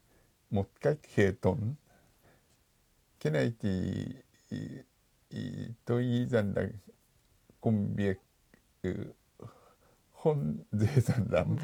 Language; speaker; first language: Vietnamese; non-native, fluent; Japanese